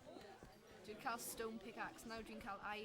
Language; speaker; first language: Welsh; non-native, local second language; English